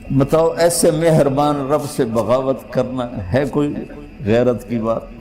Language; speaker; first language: Urdu; non-native, local second language; Punjabi